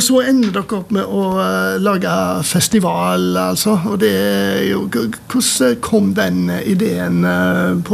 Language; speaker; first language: Norwegian; native; Norwegian